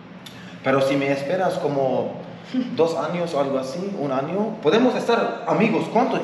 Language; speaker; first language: Spanish; non-native, learner; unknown